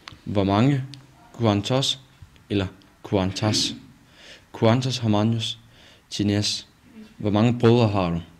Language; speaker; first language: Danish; native; Danish